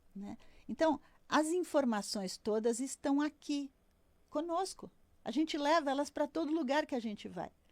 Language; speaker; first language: Portuguese; native; Portuguese